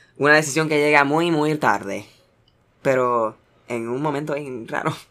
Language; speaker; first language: Spanish; early bilingual, heritage; Spanish